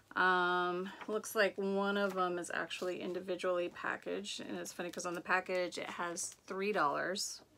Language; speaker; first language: English; native; English